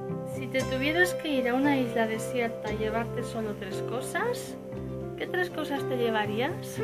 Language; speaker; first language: Spanish; native; Spanish